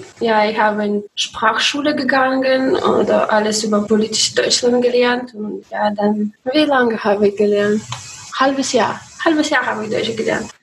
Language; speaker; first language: German; non-native, learner; Russian